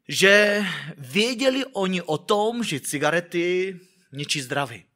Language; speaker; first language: Czech; non-native, fluent; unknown